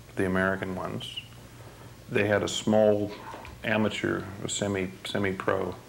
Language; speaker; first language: English; native; English